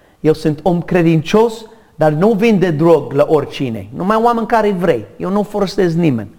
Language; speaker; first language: Romanian; non-native, learner; English